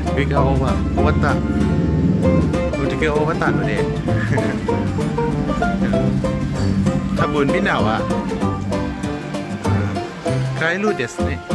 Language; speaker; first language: Japanese; non-native, learner; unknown